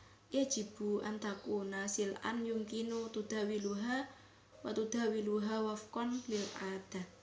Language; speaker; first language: Arabic; non-native, learner; Indonesian